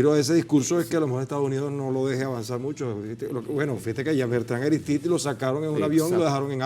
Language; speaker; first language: Spanish; native; Spanish